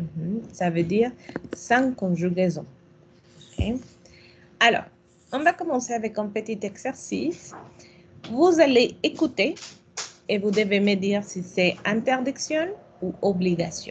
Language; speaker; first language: French; non-native, fluent; Spanish